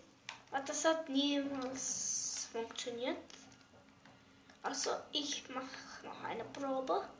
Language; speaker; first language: German; non-native, learner; Bulgarian